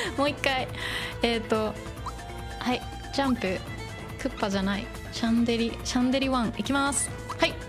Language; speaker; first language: Japanese; native; Japanese